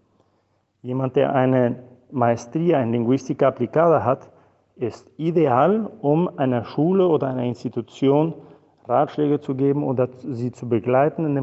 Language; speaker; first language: German; non-native, fluent; Spanish